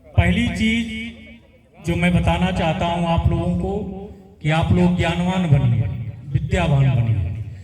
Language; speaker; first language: Hindi; native; Hindi